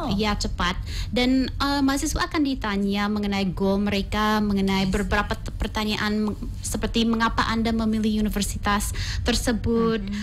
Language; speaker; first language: Indonesian; non-native, fluent; English